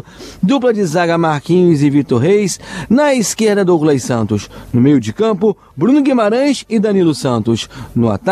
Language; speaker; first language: Portuguese; native; Portuguese